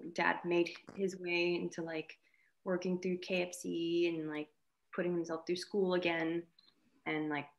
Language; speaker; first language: English; native; English